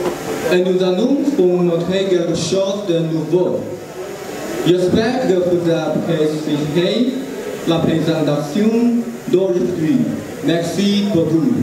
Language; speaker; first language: French; non-native, learner; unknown